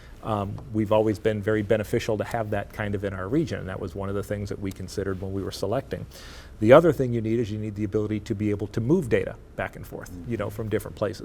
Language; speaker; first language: English; native; English